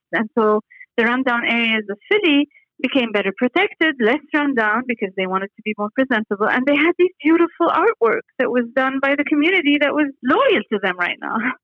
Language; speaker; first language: English; non-native, fluent; Arabic